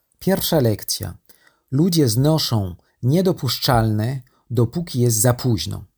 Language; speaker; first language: Polish; non-native, learner; French